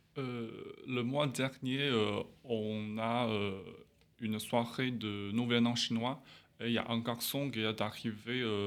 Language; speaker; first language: French; non-native, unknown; Chinese